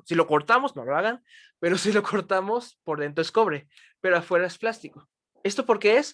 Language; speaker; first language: Spanish; native; Spanish